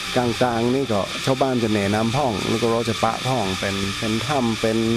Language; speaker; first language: Thai; non-native, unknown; English